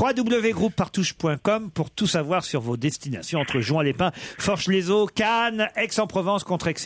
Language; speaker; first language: French; native; French